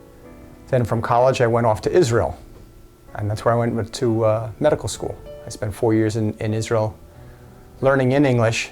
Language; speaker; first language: English; native; English